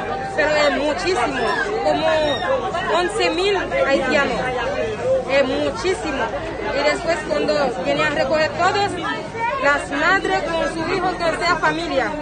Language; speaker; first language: Spanish; non-native, learner; Haitian Creole